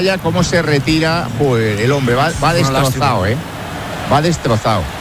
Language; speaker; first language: Spanish; native; Spanish